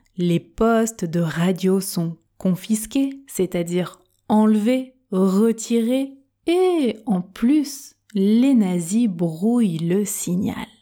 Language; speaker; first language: French; native; French